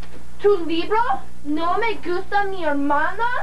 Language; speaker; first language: Spanish; non-native, learner; English